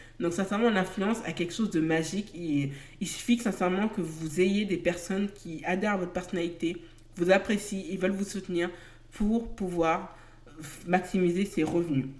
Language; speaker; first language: French; native; French